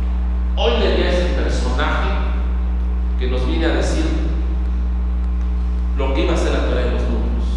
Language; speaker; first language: Spanish; native; Spanish